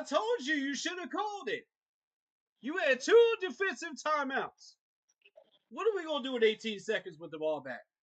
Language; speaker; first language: English; native; English